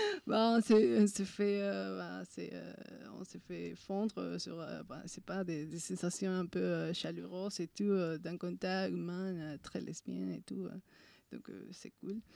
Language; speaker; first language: French; non-native, fluent; Spanish